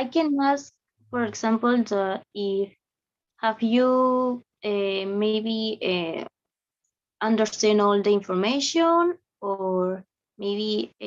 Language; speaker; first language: English; non-native, learner; Spanish